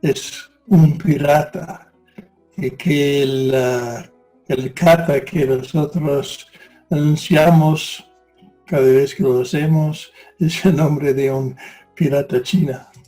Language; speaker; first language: Spanish; non-native, fluent; English